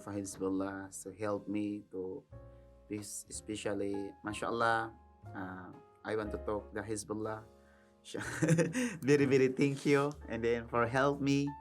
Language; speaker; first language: English; non-native, learner; Filipino